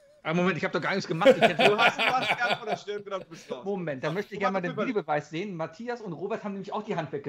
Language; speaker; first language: German; native; German